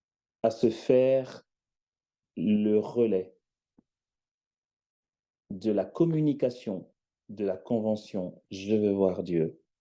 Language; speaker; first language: French; native; French